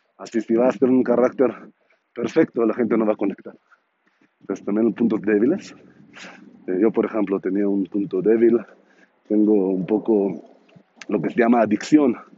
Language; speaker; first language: Spanish; non-native, learner; Hebrew